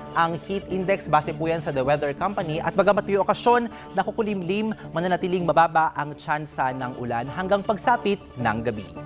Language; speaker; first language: Filipino; non-native, local second language; Bikol